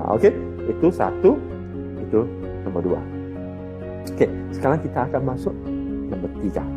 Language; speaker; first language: Malay; non-native, local second language; Chinese